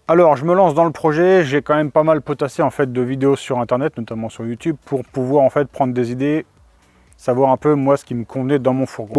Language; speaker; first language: French; native; French